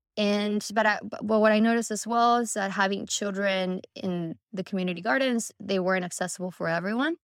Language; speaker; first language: English; early bilingual, other home language; Spanish